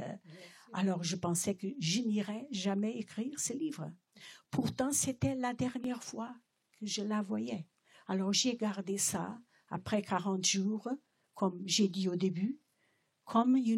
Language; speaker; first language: French; non-native, fluent; Portuguese